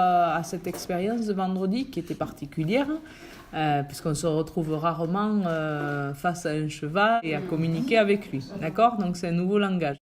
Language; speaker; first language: French; native; French